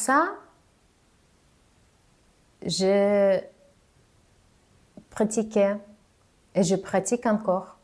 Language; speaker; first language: French; non-native, fluent; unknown